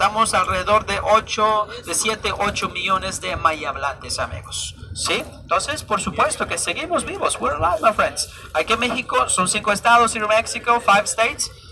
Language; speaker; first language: Spanish; native; Spanish